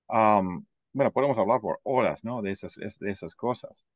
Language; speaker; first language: Spanish; non-native, fluent; English